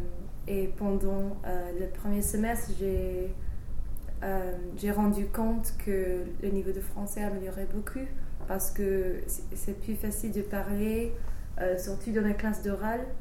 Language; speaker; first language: French; non-native, fluent; English